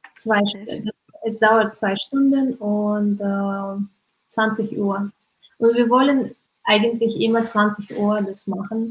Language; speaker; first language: German; non-native, learner; Russian